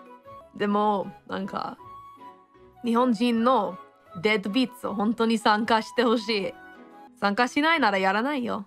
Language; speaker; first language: Japanese; non-native, fluent; English